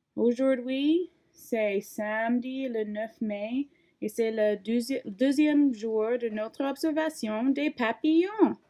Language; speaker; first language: French; non-native, learner; English